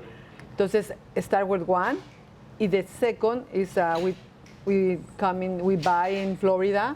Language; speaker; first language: English; non-native, learner; Spanish